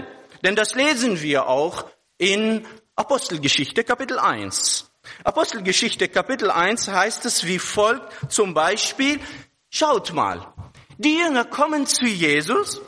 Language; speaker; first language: German; non-native, fluent; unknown